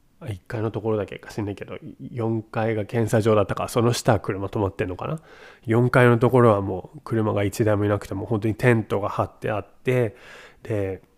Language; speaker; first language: Japanese; native; Japanese